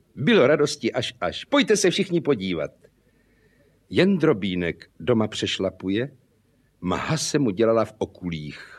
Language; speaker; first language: Czech; native; Czech